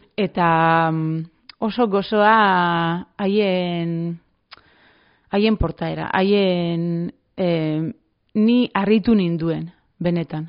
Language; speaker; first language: Basque; non-native, fluent; Greek